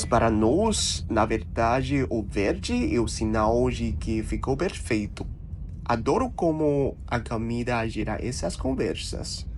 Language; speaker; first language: Portuguese; non-native, learner; Chinese